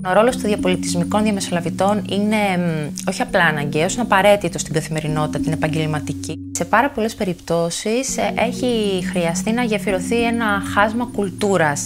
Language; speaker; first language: Greek; native; Greek